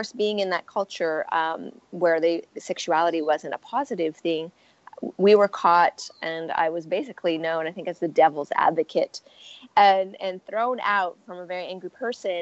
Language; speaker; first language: English; early bilingual, other home language; French